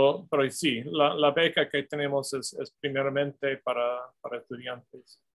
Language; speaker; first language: Spanish; non-native, fluent; English